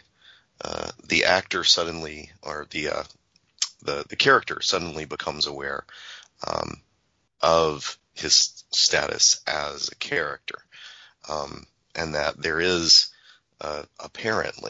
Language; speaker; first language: English; native; English